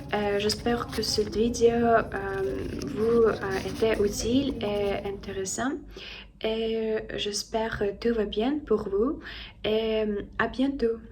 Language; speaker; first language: French; non-native, learner; Russian